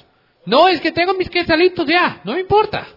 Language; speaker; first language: Spanish; native; Spanish